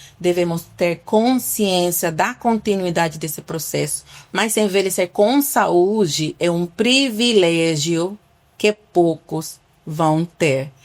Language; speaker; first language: Portuguese; non-native, fluent; Spanish